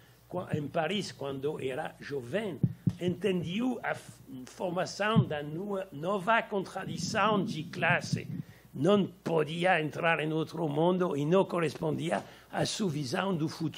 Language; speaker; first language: Portuguese; non-native, learner; French